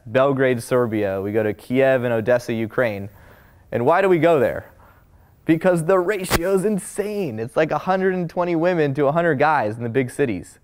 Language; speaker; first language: English; native; English